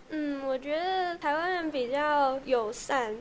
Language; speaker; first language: Chinese; non-native, local second language; Cantonese